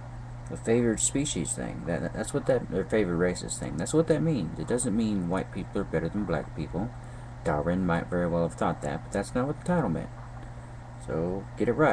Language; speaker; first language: English; native; English